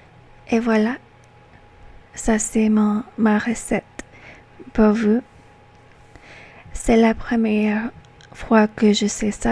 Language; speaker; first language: French; non-native, learner; English